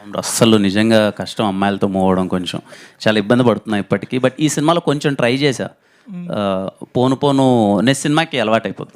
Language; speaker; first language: Telugu; native; Telugu